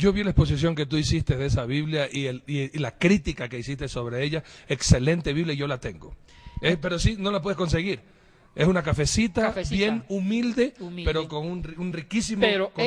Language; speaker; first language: Spanish; native; Spanish